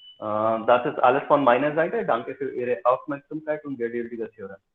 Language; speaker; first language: German; non-native, learner; Hindi